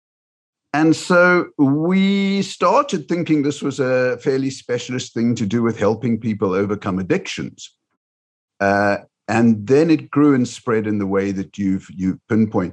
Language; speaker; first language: English; native; English